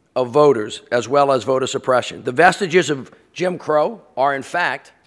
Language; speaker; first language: English; native; English